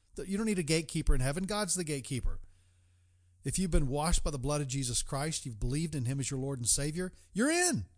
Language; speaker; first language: English; native; English